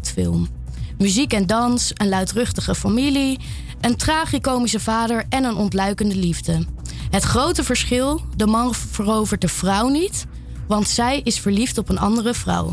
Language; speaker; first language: Dutch; native; Dutch